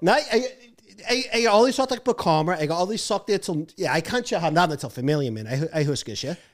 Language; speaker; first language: Norwegian; non-native, fluent; English